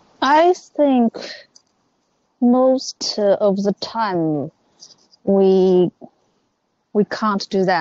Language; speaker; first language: English; non-native, learner; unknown